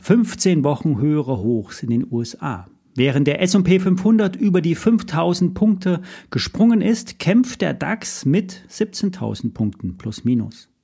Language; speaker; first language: German; native; German